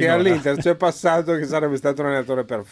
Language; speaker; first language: Italian; native; Italian